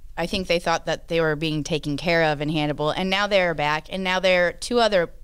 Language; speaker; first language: English; native; English